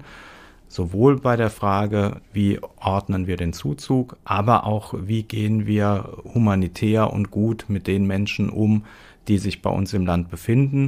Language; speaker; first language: German; native; German